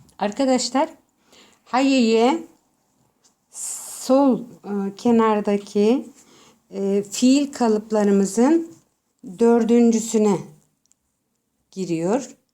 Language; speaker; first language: Turkish; native; Turkish